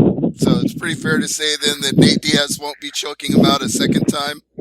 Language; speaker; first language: English; native; English